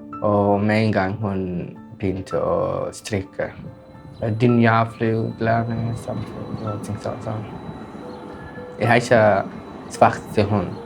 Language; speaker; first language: Norwegian; non-native, learner; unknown